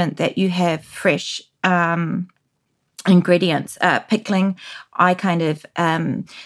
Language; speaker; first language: English; native; English